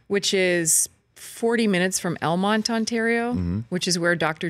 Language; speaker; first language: English; native; English